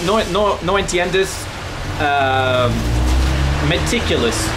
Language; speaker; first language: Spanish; non-native, learner; English